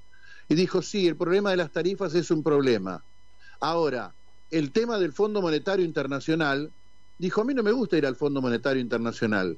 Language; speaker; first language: Spanish; native; Spanish